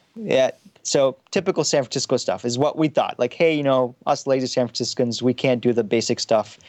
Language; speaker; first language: English; early bilingual, heritage; German